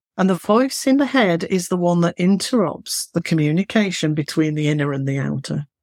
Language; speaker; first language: English; native; English